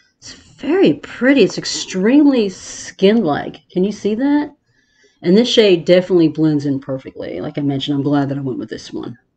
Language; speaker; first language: English; native; English